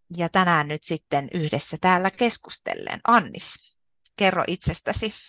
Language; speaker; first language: Finnish; native; Finnish